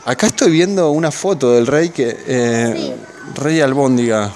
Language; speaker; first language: Spanish; native; Spanish